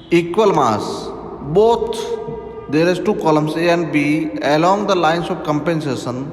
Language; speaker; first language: English; non-native, local second language; Hindi